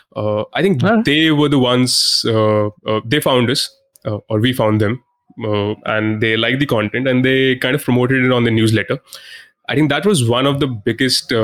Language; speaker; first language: English; non-native, local second language; Hindi